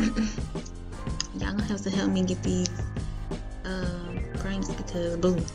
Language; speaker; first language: English; native; English